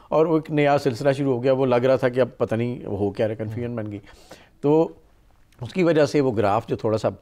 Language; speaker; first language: Urdu; non-native, local second language; Punjabi